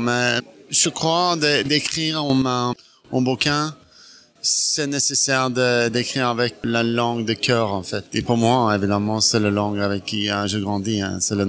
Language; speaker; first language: French; non-native, fluent; Norwegian